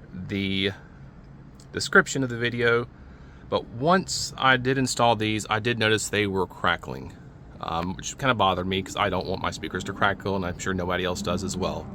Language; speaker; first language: English; native; English